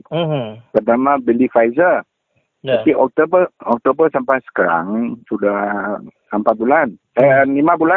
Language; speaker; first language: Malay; non-native, local second language; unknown